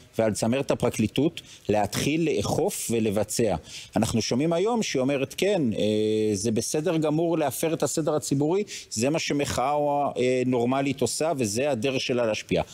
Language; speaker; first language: Hebrew; native; Hebrew